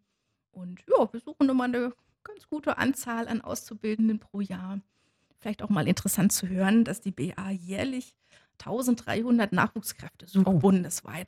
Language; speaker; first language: German; native; German